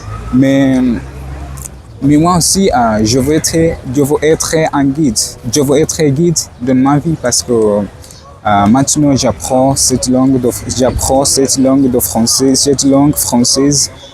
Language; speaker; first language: French; non-native, learner; Swahili